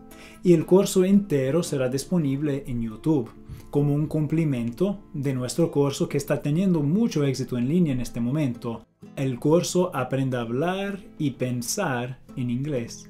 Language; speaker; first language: Spanish; non-native, fluent; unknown